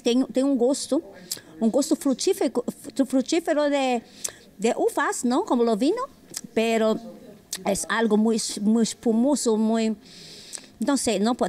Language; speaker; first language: Portuguese; non-native, learner; Spanish